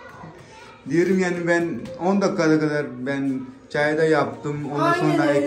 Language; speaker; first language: Turkish; non-native, learner; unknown